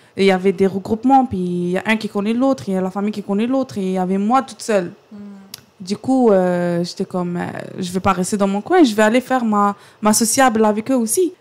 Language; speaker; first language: French; non-native, fluent; Arabic